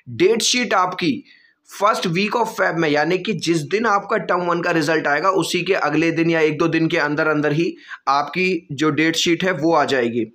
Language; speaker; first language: Hindi; native; Hindi